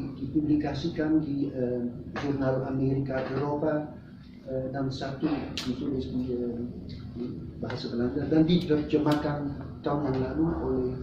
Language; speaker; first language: Indonesian; non-native, fluent; Dutch